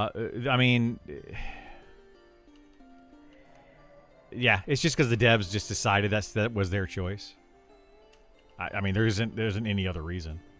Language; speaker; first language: English; native; English